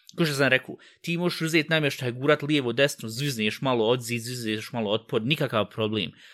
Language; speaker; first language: Bosnian; early bilingual, heritage; Bosnian